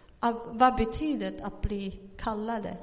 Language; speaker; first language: Swedish; non-native, fluent; Chinese